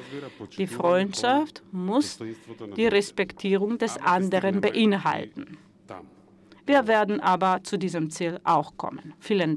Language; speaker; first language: German; non-native, fluent; Macedonian